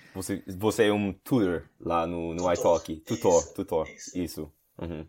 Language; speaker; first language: Portuguese; non-native, learner; English